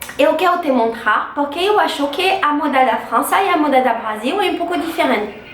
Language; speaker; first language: Portuguese; non-native, learner; French